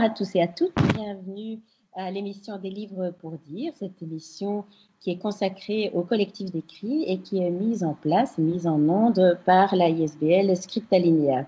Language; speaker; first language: French; native; French